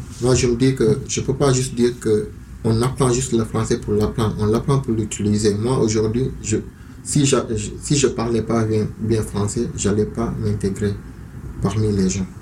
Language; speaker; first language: French; non-native, local second language; Wolof